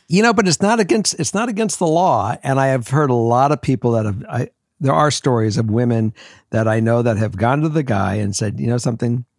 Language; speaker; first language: English; native; English